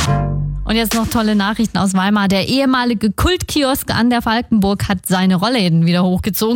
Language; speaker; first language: German; native; German